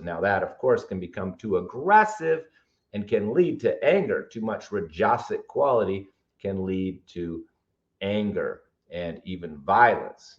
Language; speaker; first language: English; native; English